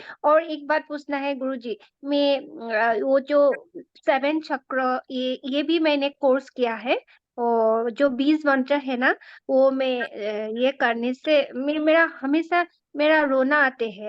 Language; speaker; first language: Hindi; non-native, local second language; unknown